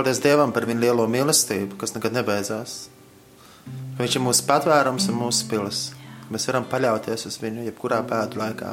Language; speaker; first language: Latvian; native; Latvian